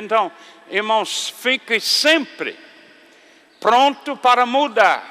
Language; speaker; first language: Portuguese; non-native, fluent; English